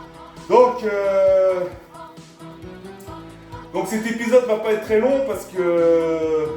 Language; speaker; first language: French; native; French